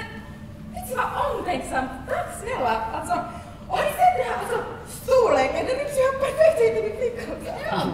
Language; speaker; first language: Swedish; native; Swedish